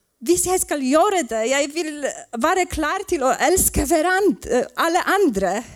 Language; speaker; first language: Swedish; non-native, learner; Polish